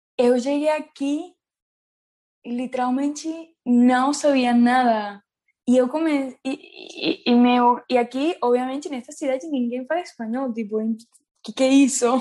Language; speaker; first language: Portuguese; non-native, learner; Spanish